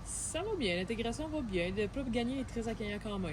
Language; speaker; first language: French; native; French